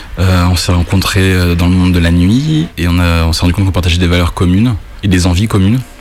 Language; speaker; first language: French; native; French